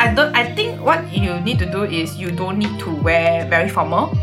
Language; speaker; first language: English; non-native, local second language; Chinese